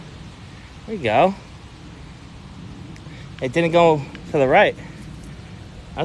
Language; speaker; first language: English; native; English